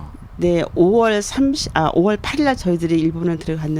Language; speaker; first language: Korean; native; Korean